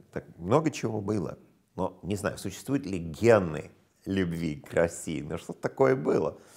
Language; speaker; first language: Russian; non-native, fluent; English